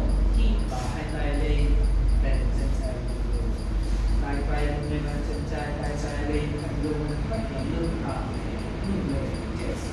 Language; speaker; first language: Vietnamese; non-native, learner; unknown